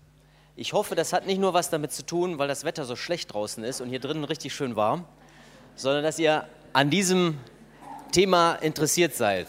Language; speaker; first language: German; native; German